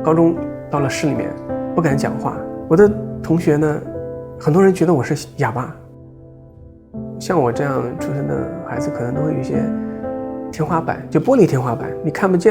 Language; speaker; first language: Chinese; native; Chinese